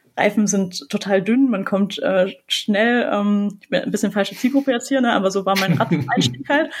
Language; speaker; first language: German; native; German